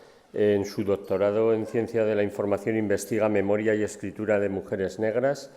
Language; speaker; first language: Spanish; native; Spanish